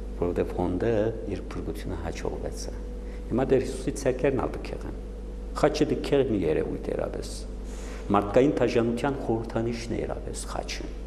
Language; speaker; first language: Armenian; early bilingual, heritage; Armenian